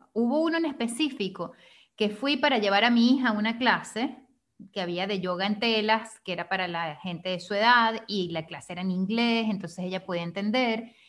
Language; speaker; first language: Spanish; native; Spanish